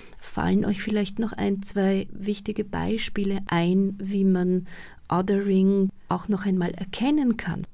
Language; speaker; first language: German; native; German